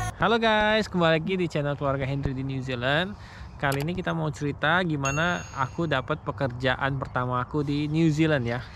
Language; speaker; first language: Indonesian; native; Indonesian